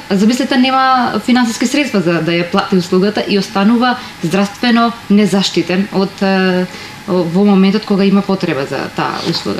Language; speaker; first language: Macedonian; non-native, local second language; Romany